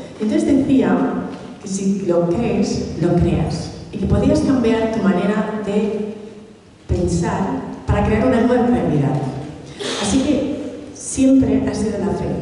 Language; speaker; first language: Spanish; early bilingual, other home language; Catalan